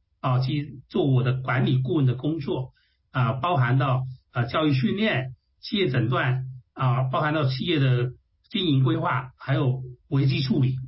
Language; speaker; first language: Chinese; non-native, local second language; Hakka Chinese